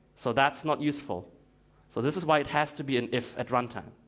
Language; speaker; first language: English; non-native, fluent; Russian